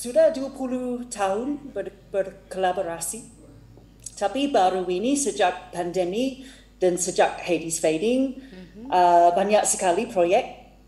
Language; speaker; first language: Indonesian; non-native, fluent; English